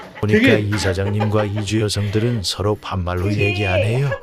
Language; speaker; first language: Korean; native; Korean